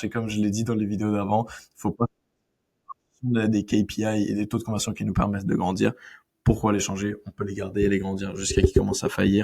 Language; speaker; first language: French; native; French